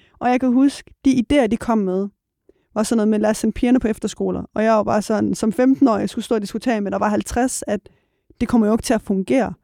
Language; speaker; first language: Danish; early bilingual, other home language; Persian